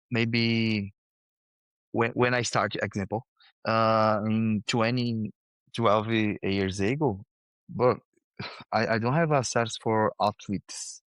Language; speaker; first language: English; non-native, learner; Portuguese